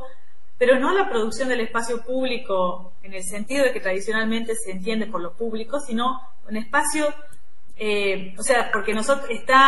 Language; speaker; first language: Spanish; native; Spanish